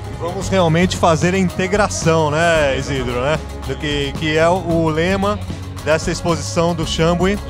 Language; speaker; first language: Portuguese; native; Portuguese